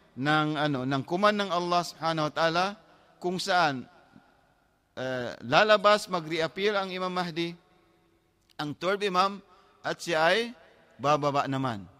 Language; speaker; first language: Filipino; non-native, local second language; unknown